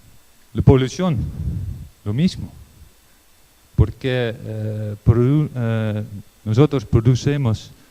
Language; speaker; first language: Spanish; non-native, learner; Dutch